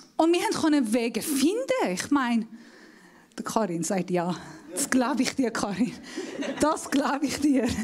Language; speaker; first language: German; non-native, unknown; Persian